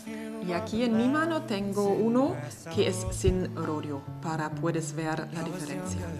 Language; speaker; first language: Spanish; non-native, fluent; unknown